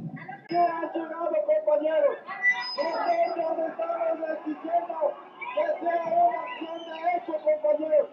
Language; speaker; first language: Spanish; native; Spanish